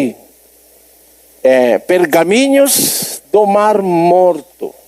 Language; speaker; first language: Portuguese; non-native, learner; Filipino